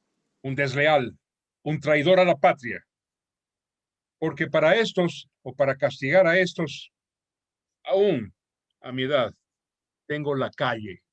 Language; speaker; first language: Spanish; native; Spanish